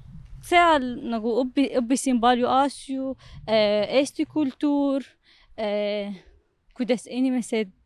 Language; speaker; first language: Estonian; non-native, learner; Arabic